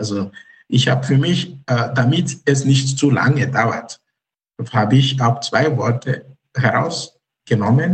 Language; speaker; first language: German; non-native, fluent; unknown